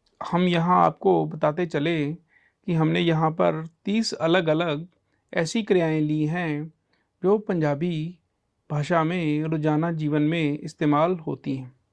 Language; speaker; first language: Hindi; non-native, local second language; Punjabi